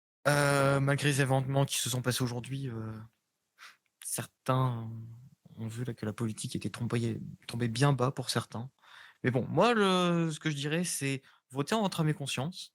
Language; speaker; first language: French; native; French